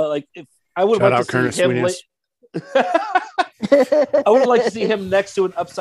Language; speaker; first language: English; native; English